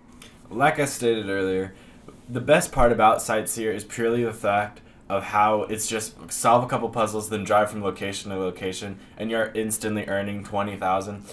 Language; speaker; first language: English; native; English